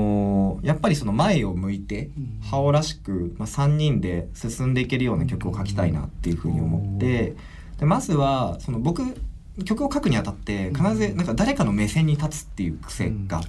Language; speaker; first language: Japanese; native; Japanese